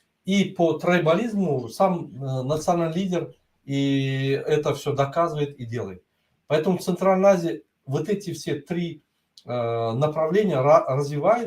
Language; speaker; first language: Russian; non-native, local second language; Turkmen